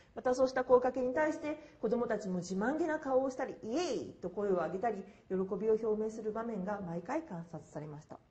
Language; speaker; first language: Japanese; native; Japanese